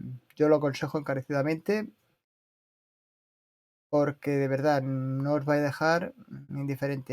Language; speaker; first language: Spanish; native; Spanish